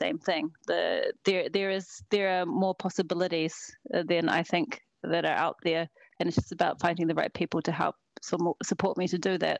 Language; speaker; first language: English; native; English